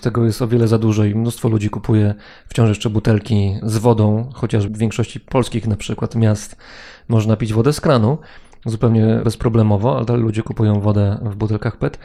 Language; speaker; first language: Polish; native; Polish